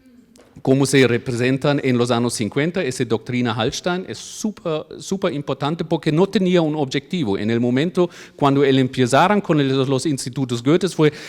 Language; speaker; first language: Spanish; non-native, fluent; German